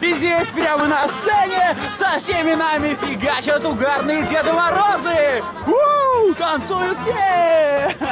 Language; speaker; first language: Russian; native; Russian